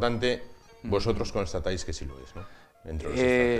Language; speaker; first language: Spanish; native; Spanish